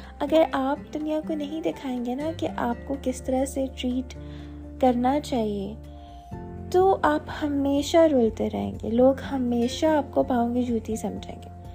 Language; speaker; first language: Hindi; native; Hindi